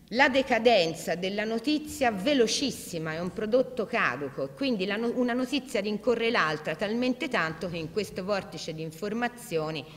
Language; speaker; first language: Italian; native; Italian